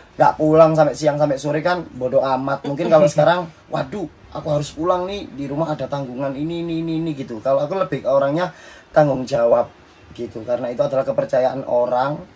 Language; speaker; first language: Indonesian; native; Indonesian